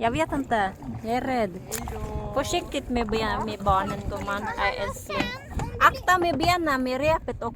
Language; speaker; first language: Swedish; non-native, learner; Filipino